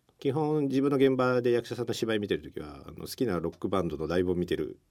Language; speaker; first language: Japanese; early bilingual, other home language; Portuguese